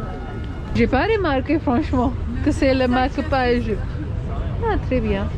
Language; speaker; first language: French; non-native, learner; Hindi